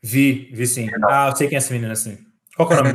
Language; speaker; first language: Portuguese; native; Portuguese